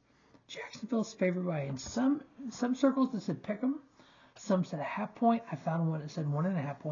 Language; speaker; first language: English; native; English